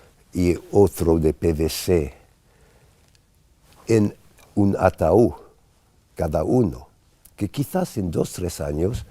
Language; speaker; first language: Spanish; non-native, fluent; English